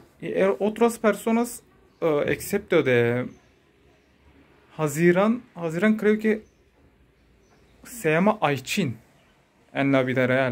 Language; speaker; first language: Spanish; non-native, learner; Turkish